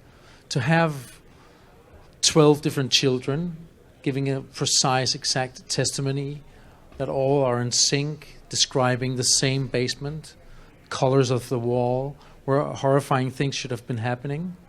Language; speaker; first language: English; non-native, fluent; Danish